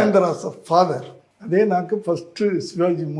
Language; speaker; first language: Telugu; non-native, learner; Tamil